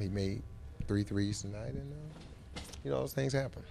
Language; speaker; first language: English; native; English